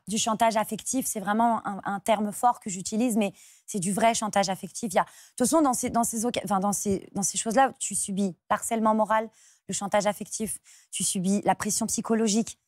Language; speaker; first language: French; native; French